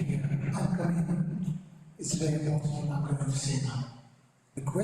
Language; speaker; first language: English; non-native, learner; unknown